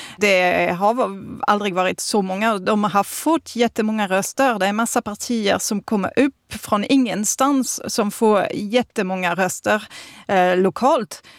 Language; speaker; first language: Swedish; non-native, fluent; French